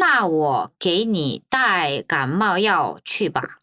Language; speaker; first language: Chinese; non-native, fluent; Korean